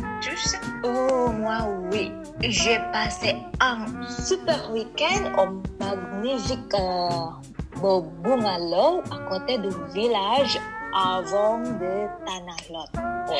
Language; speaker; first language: French; non-native, learner; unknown